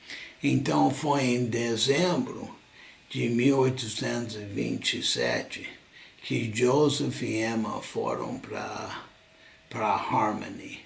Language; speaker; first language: Portuguese; non-native, fluent; English